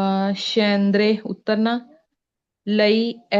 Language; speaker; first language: Italian; non-native, learner; Punjabi